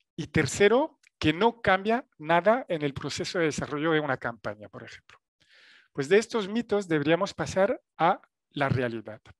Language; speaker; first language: Spanish; non-native, fluent; French